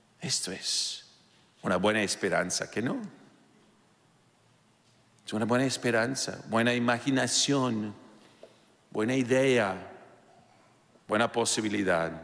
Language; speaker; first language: Spanish; non-native, fluent; English